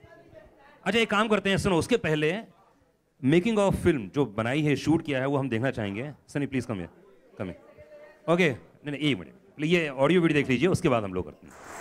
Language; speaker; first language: Hindi; native; Hindi